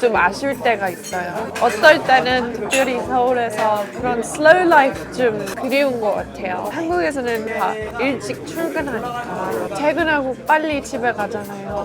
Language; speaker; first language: Korean; non-native, fluent; English